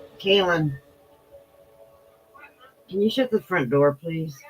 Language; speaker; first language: English; native; English